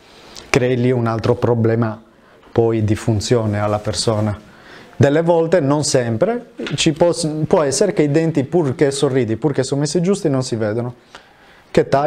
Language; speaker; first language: Italian; native; Italian